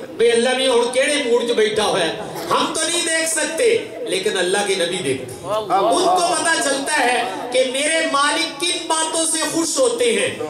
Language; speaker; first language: Urdu; non-native, local second language; Punjabi